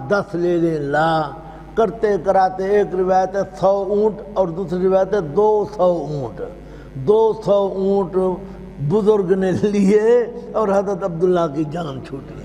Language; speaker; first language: Urdu; non-native, local second language; Saraiki